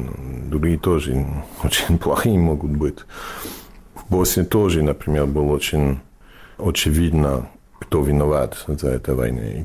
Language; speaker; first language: Russian; non-native, fluent; English